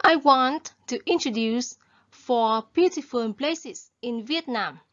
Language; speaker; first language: English; non-native, fluent; Vietnamese